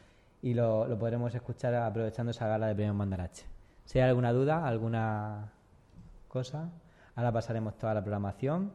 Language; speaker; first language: Spanish; native; Spanish